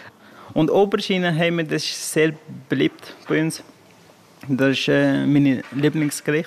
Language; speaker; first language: German; non-native, fluent; Persian